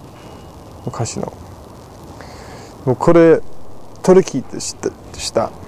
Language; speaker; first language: Japanese; non-native, fluent; English